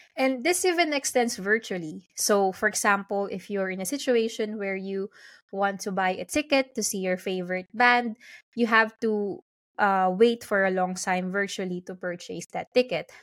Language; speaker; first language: English; non-native, local second language; Filipino